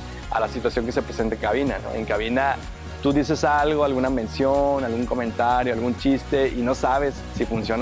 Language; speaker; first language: Spanish; native; Spanish